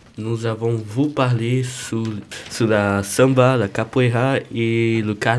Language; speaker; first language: French; non-native, learner; Portuguese